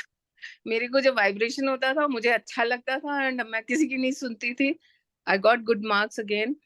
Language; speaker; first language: Hindi; native; Hindi